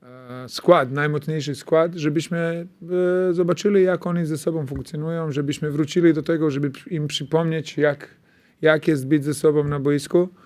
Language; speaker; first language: Polish; non-native, fluent; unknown